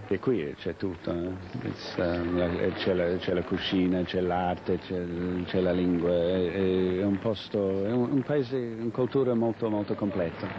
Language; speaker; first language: Italian; non-native, fluent; English